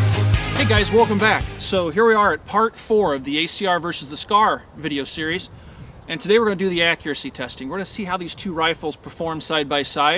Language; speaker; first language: English; native; English